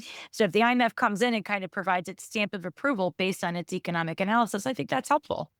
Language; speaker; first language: English; native; English